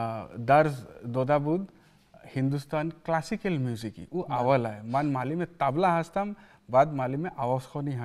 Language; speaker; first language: Persian; non-native, learner; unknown